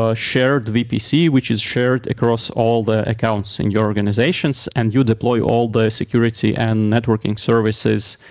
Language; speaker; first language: English; non-native, fluent; Latvian